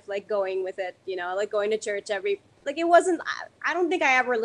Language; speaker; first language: English; non-native, local second language; Filipino